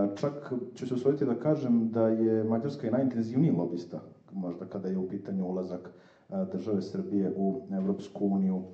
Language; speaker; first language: Serbian; native; Serbian